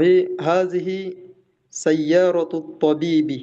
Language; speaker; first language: Arabic; non-native, learner; Indonesian